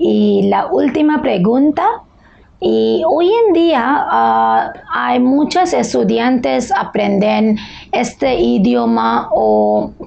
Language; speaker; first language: Spanish; non-native, learner; Bangla